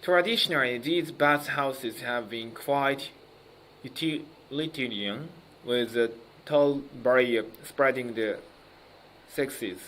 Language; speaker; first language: English; non-native, learner; Japanese